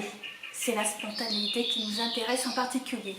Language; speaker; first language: French; native; French